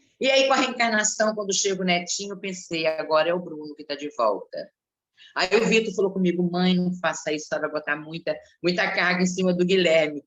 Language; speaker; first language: Portuguese; native; Portuguese